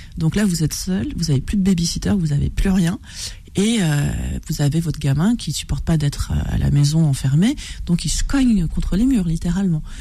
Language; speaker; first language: French; native; French